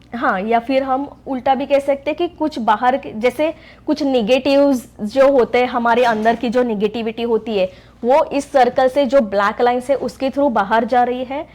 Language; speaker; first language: Hindi; non-native, local second language; Marathi